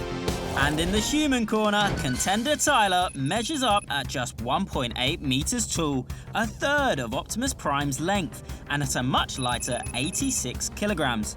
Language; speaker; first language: English; native; English